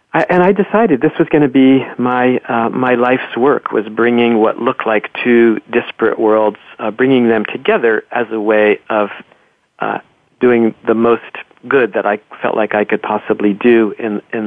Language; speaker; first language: English; native; English